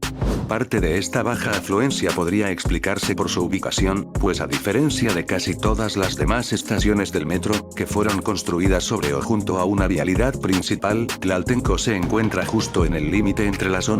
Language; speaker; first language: Spanish; native; Spanish